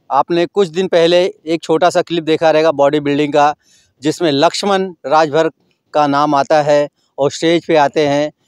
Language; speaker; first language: Hindi; native; Hindi